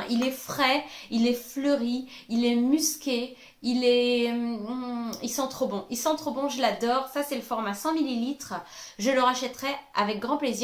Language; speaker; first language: French; native; French